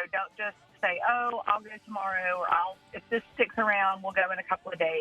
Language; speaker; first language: English; native; English